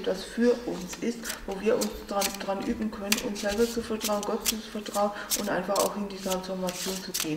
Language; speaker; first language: German; native; German